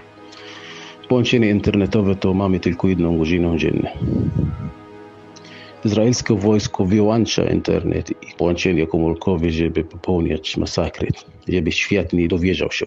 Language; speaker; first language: Polish; non-native, fluent; Arabic